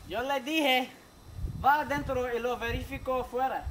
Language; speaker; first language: Spanish; non-native, learner; English